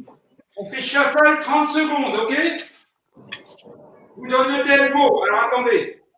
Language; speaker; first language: French; native; French